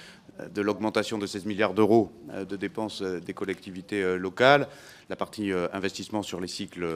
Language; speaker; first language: French; native; French